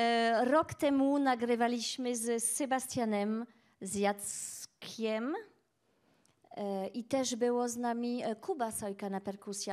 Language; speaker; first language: Polish; non-native, learner; French